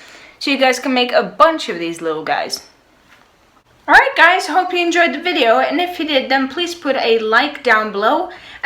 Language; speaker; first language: English; non-native, fluent; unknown